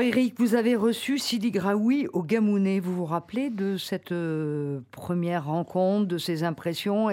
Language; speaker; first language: French; native; French